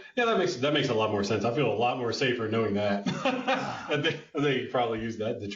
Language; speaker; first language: English; native; English